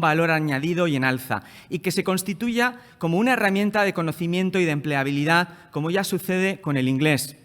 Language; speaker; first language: Spanish; native; Spanish